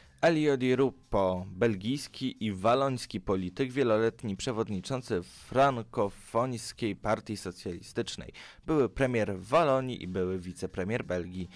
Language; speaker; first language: Polish; native; Polish